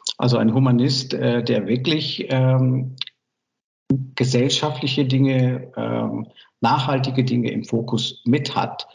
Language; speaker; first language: German; early bilingual, other home language; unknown